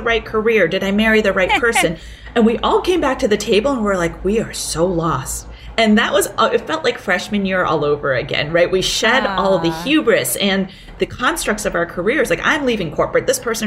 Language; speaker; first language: English; early bilingual, other home language; Cantonese